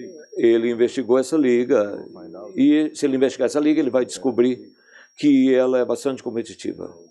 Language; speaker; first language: Portuguese; non-native, fluent; Dutch